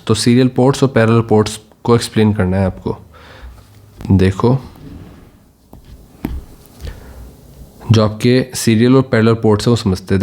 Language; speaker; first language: Hindi; native; Hindi